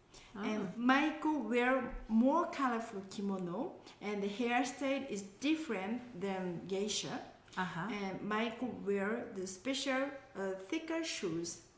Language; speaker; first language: English; non-native, learner; Japanese